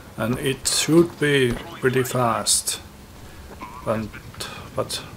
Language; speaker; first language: English; non-native, fluent; Finnish